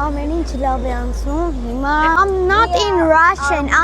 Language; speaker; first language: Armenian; early bilingual, heritage; Armenian